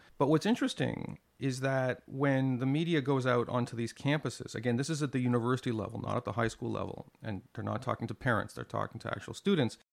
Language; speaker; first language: English; native; English